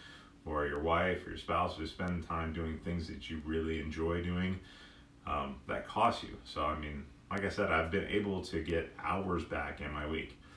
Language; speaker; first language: English; native; English